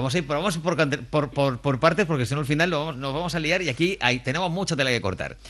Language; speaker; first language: Spanish; native; Spanish